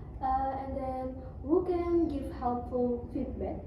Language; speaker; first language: English; non-native, learner; Indonesian